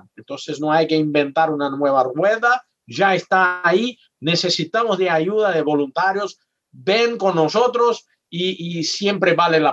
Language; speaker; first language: Spanish; non-native, fluent; Portuguese